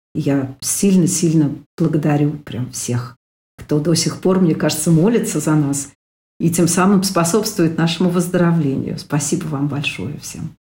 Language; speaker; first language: Russian; native; Russian